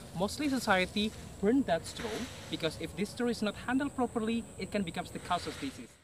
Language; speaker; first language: English; non-native, fluent; Indonesian